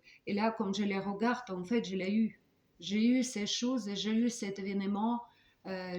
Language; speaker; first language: French; non-native, fluent; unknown